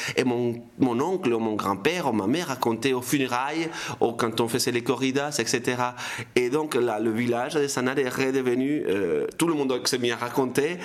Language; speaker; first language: French; non-native, fluent; Spanish